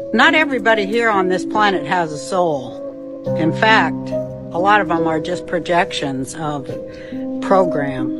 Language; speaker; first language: English; native; English